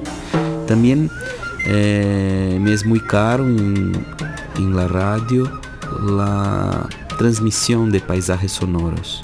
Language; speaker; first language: Spanish; non-native, fluent; Portuguese